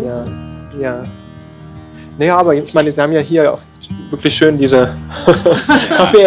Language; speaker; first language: German; native; German